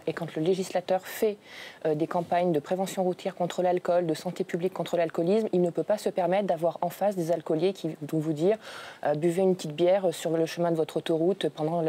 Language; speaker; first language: French; native; French